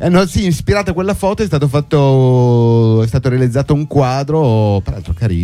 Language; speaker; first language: Italian; native; Italian